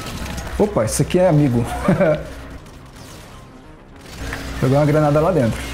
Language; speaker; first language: Portuguese; native; Portuguese